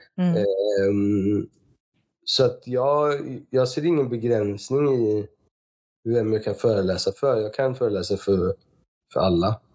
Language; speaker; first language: Swedish; early bilingual, other home language; Persian